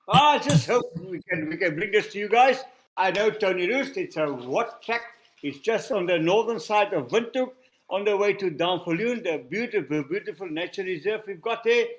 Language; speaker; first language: English; non-native, local second language; Afrikaans